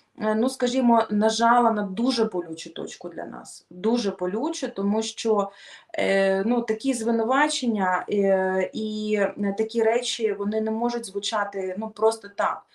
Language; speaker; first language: Ukrainian; non-native, local second language; Russian